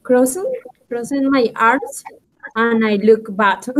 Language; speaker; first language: English; non-native, learner; Spanish